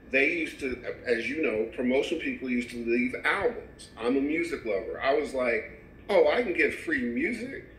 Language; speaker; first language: English; native; English